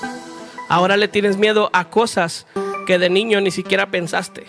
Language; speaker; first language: Spanish; native; Spanish